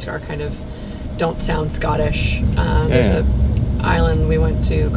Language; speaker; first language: English; native; English